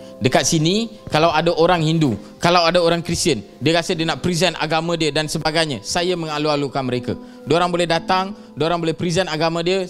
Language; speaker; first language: Malay; non-native, local second language; Tamil